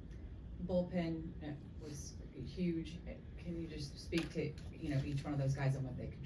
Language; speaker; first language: English; native; English